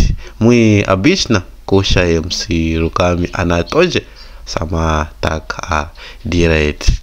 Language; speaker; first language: Russian; non-native, fluent; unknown